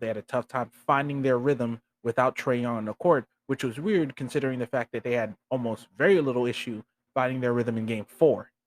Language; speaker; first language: English; native; English